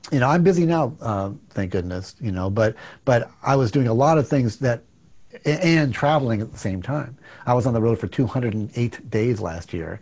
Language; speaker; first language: English; native; English